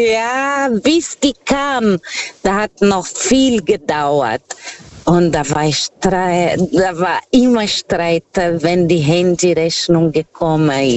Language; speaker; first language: German; non-native, learner; Portuguese